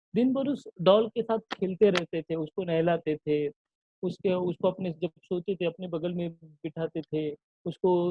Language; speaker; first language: Hindi; non-native, local second language; Marathi